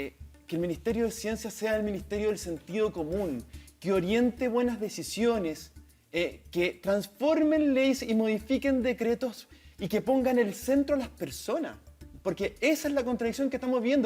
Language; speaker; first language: Spanish; native; Spanish